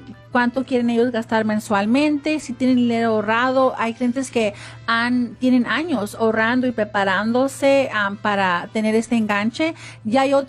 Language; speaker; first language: Spanish; early bilingual, heritage; Spanish